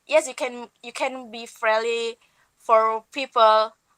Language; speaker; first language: English; non-native, learner; Indonesian